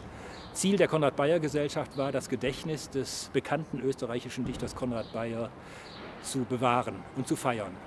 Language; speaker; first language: German; native; German